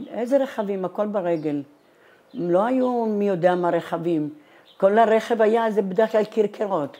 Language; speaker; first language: Hebrew; non-native, fluent; Italian